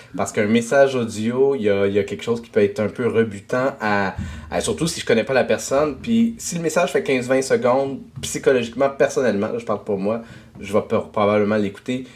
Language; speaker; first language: French; native; French